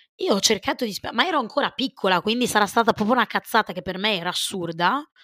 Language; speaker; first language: Italian; early bilingual, other home language; Arabic